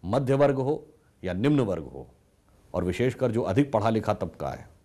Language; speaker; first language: Hindi; native; Hindi